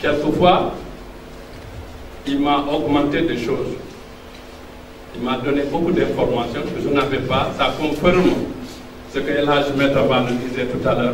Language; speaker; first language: French; non-native, local second language; Fula